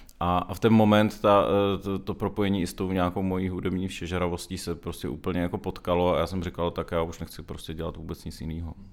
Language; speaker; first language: Czech; native; Czech